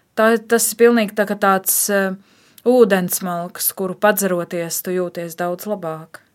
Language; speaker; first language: Latvian; native; Latvian